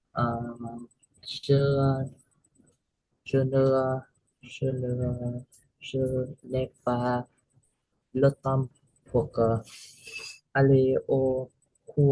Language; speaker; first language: French; non-native, learner; Vietnamese